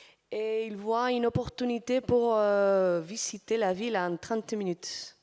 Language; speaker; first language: French; non-native, fluent; Spanish